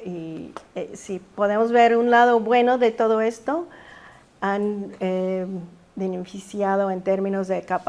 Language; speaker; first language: Spanish; early bilingual, heritage; Spanish